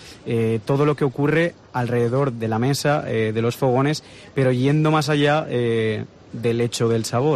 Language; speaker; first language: Spanish; native; Spanish